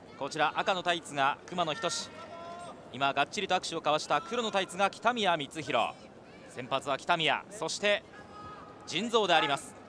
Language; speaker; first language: Japanese; native; Japanese